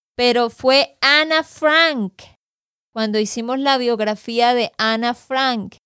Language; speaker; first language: Spanish; native; Spanish